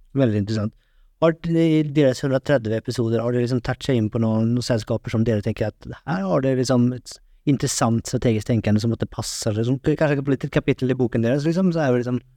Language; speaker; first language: Swedish; non-native, fluent; Norwegian